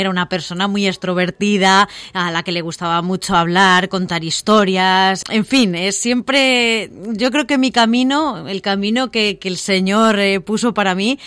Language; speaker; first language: Spanish; native; Spanish